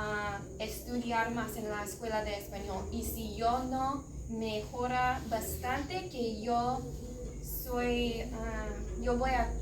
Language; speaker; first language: Spanish; non-native, learner; English